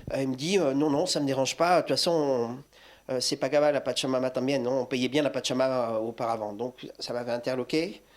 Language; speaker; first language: French; native; French